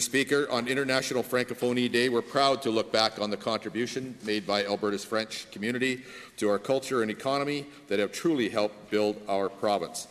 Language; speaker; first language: English; native; English